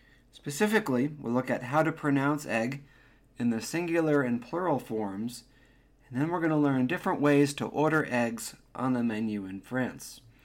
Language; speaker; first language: English; native; English